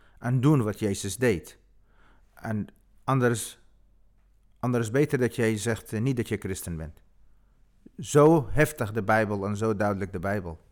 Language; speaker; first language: Dutch; non-native, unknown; Kurdish